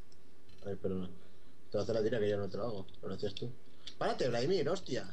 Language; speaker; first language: Spanish; native; Spanish